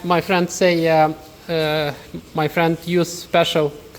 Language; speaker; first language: English; non-native, learner; Ukrainian